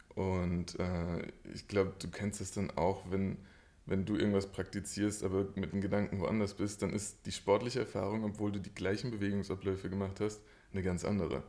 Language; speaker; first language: German; native; German